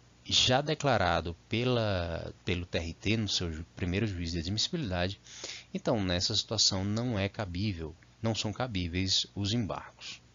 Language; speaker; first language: Portuguese; native; Portuguese